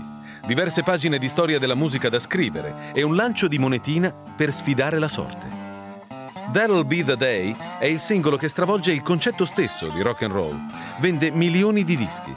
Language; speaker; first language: Italian; native; Italian